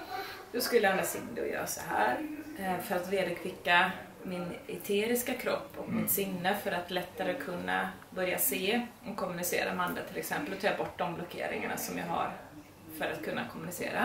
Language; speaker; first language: Swedish; native; Swedish